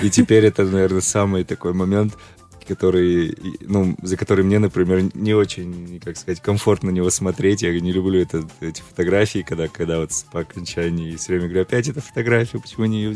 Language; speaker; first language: Russian; native; Russian